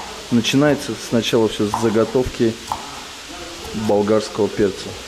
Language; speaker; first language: Russian; native; Russian